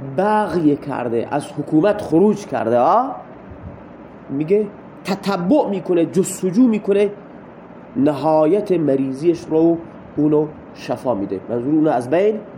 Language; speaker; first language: Persian; non-native, local second language; Baluchi